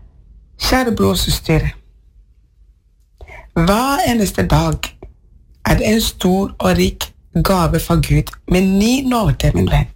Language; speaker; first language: Norwegian; non-native, fluent; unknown